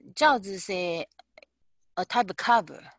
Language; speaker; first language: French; non-native, learner; Chinese